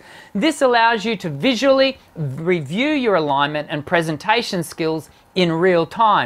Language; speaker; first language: English; native; English